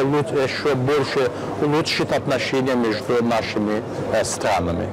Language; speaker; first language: Russian; non-native, fluent; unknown